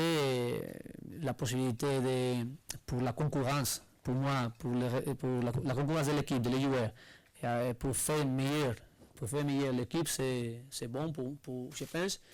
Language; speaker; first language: French; non-native, learner; Spanish